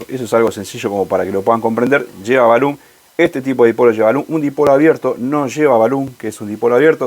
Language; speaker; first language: Spanish; native; Spanish